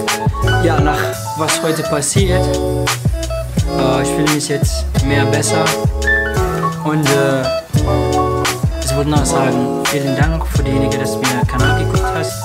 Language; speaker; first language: German; non-native, learner; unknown